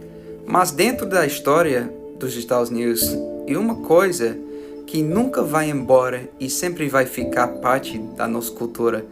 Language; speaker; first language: Portuguese; non-native, fluent; English